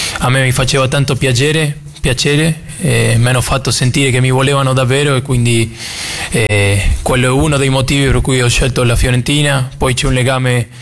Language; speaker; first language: Italian; non-native, learner; Spanish